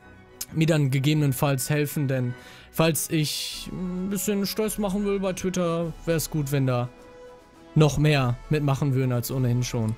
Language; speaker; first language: German; native; German